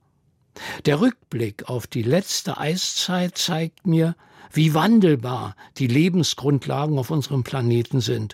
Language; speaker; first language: German; native; German